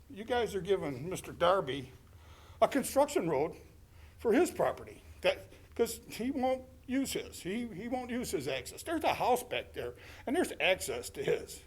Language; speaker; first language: English; native; English